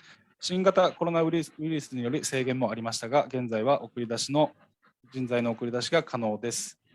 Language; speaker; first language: Japanese; native; Japanese